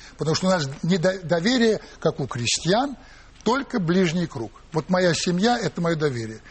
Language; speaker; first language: Russian; native; Russian